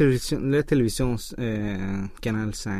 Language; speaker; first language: French; non-native, learner; Swedish